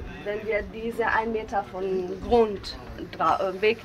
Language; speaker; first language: German; non-native, learner; Bosnian